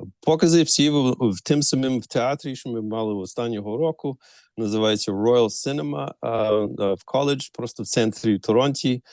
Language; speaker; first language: Ukrainian; early bilingual, heritage; Ukrainian